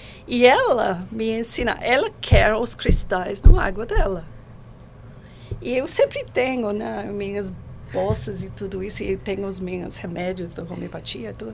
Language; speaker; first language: Portuguese; non-native, learner; English